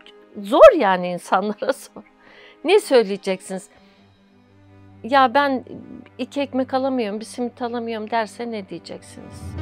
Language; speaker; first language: Turkish; native; Turkish